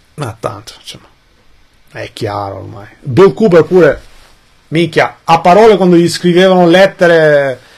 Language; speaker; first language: Italian; early bilingual, other home language; Albanian